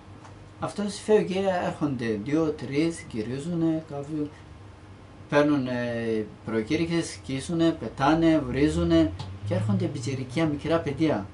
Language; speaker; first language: Greek; non-native, learner; Turkish